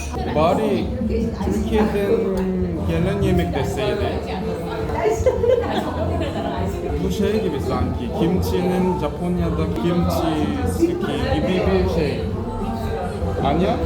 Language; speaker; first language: Turkish; non-native, learner; Korean